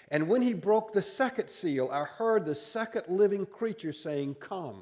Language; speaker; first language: English; native; English